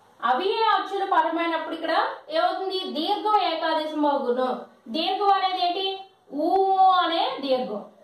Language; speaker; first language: Telugu; non-native, local second language; Lambadi